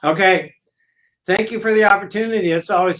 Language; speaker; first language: English; native; English